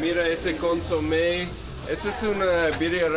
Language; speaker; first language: Spanish; non-native, fluent; English